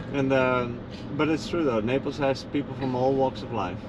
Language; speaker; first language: English; non-native, fluent; Dutch